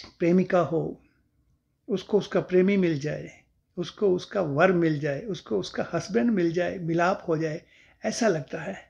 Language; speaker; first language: Hindi; non-native, local second language; Punjabi